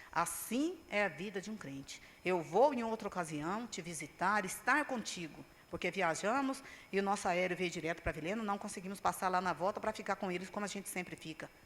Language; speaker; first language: Portuguese; native; Portuguese